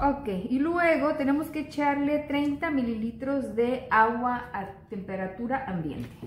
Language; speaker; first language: Spanish; native; Spanish